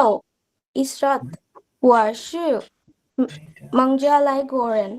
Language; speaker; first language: Chinese; non-native, learner; Bangla